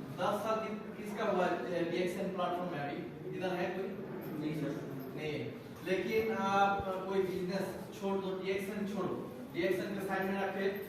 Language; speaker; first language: Hindi; non-native, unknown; Bangla